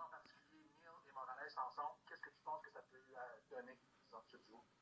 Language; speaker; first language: French; native; French